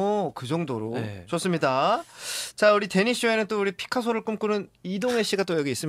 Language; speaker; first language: Korean; native; Korean